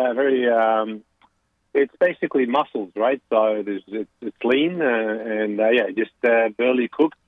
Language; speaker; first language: English; non-native, local second language; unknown